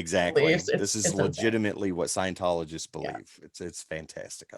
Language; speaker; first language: English; native; English